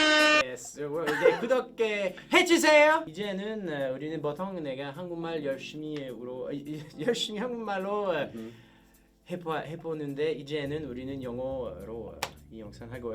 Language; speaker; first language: Korean; non-native, learner; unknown